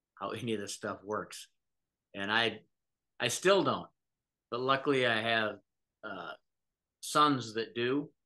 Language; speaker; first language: English; native; English